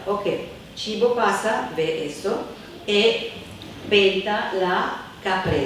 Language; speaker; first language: Spanish; non-native, fluent; Italian